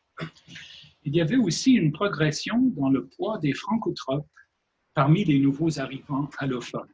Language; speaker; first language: French; native; French